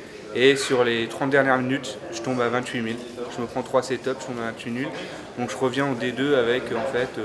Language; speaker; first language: French; native; French